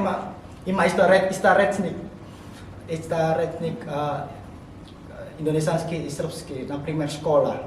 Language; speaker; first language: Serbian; non-native, learner; Indonesian